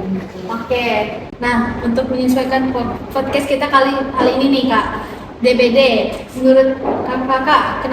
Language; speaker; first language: Indonesian; native; Indonesian